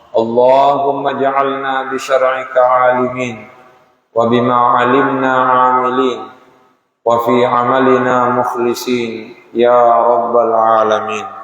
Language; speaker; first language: Malay; non-native, local second language; Buginese